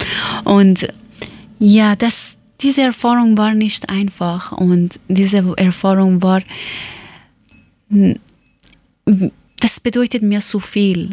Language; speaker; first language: German; non-native, learner; Persian